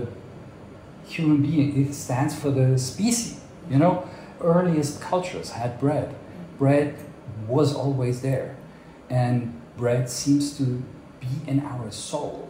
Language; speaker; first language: English; non-native, fluent; Swiss German